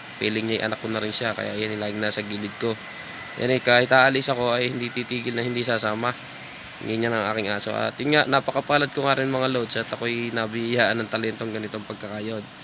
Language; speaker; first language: Filipino; native; Filipino